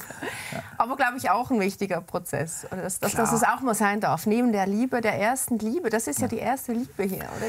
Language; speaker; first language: German; native; German